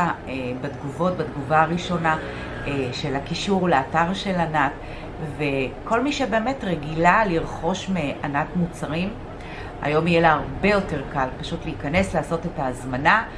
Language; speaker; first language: Hebrew; native; Hebrew